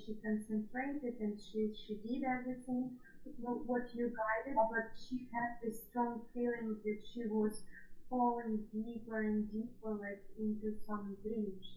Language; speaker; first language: English; non-native, fluent; Ukrainian